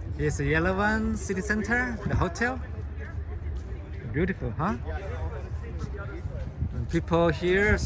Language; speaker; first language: English; non-native, learner; Chinese